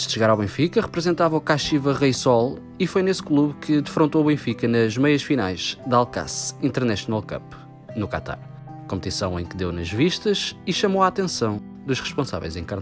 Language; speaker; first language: Portuguese; native; Portuguese